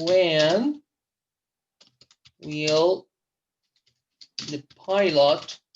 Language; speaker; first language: English; non-native, fluent; Spanish